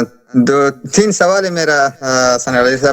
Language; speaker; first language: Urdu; non-native, learner; Persian